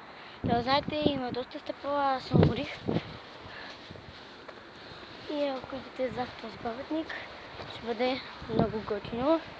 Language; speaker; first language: Bulgarian; native; Bulgarian